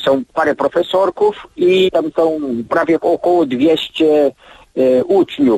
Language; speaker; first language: Polish; early bilingual, heritage; Polish